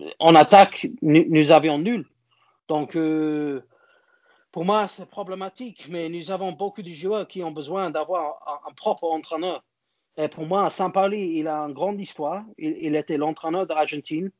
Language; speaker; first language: French; non-native, learner; English